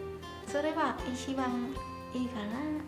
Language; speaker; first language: Japanese; non-native, learner; Burmese